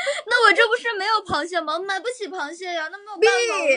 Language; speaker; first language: Chinese; native; Chinese